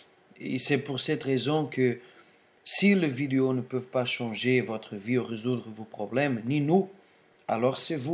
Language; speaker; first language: French; non-native, fluent; Portuguese